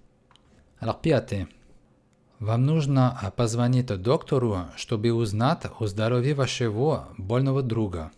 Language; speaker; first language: Russian; non-native, fluent; French